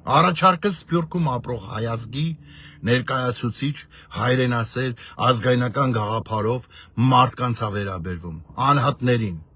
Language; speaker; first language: Armenian; native; Armenian